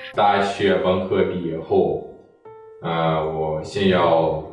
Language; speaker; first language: Chinese; non-native, fluent; Russian